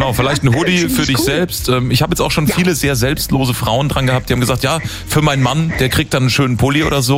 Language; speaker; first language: German; native; German